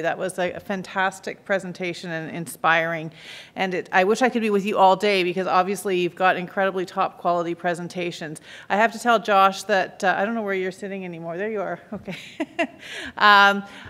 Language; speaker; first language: English; native; English